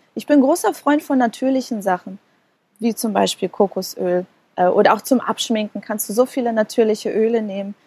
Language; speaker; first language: German; non-native, fluent; Portuguese